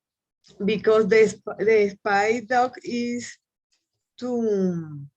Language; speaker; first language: English; non-native, learner; Spanish